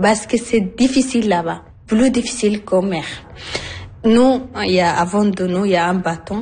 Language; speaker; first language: French; non-native, learner; Arabic